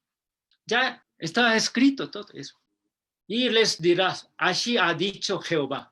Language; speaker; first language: Spanish; non-native, fluent; Korean